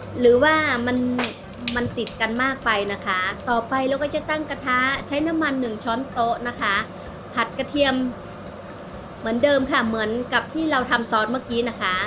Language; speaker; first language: Thai; native; Thai